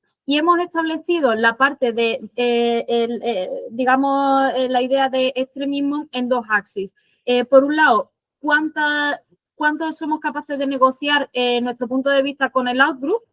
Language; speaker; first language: Spanish; native; Spanish